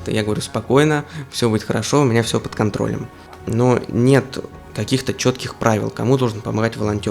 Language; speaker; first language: Russian; native; Russian